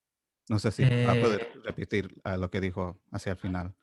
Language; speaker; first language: Spanish; non-native, fluent; English